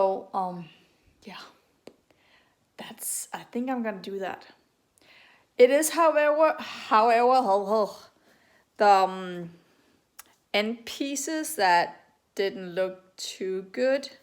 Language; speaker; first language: English; non-native, fluent; Danish